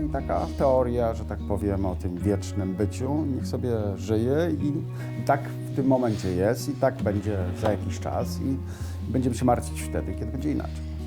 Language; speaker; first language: Polish; native; Polish